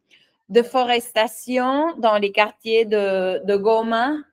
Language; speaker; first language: French; non-native, fluent; Spanish